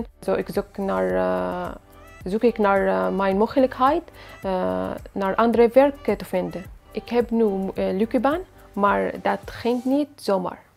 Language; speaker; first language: Dutch; non-native, learner; Arabic